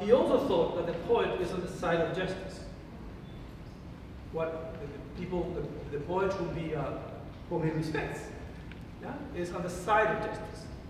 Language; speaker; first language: English; non-native, fluent; Spanish